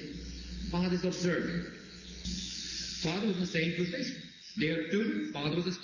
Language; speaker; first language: English; non-native, fluent; Korean